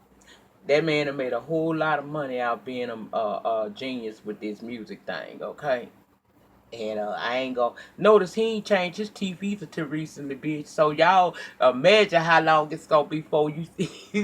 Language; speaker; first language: English; native; English